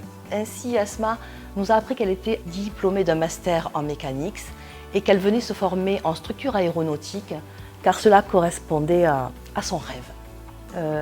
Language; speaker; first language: French; native; French